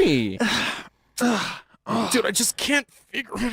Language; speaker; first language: English; native; English